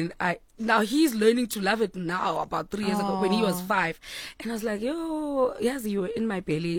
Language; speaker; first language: English; non-native, local second language; Xhosa